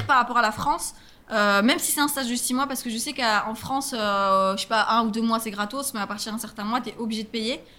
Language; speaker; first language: French; native; French